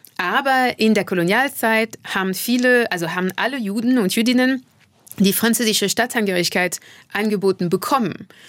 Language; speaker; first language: German; non-native, fluent; French